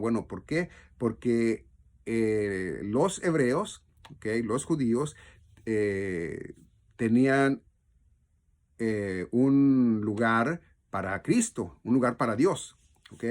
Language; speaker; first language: Spanish; native; Spanish